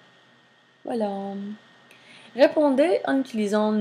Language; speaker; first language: French; non-native, fluent; English